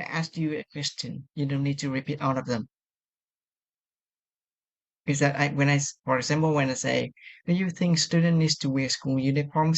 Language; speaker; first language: English; non-native, fluent; Vietnamese